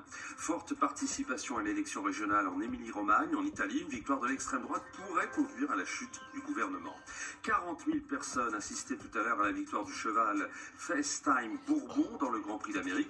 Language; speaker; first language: French; native; French